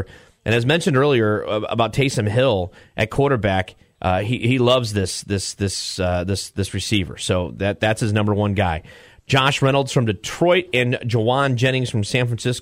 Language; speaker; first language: English; native; English